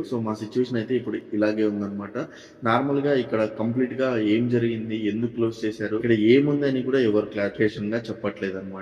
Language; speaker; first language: Telugu; native; Telugu